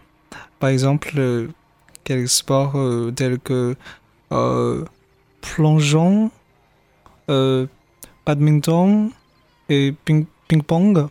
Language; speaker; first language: French; non-native, fluent; Chinese